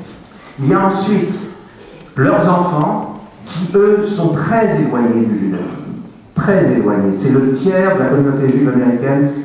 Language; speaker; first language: French; native; French